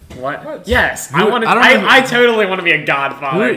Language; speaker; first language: English; native; English